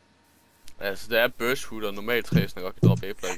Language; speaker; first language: Danish; native; Danish